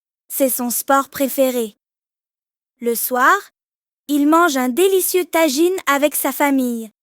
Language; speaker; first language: French; non-native, learner; Arabic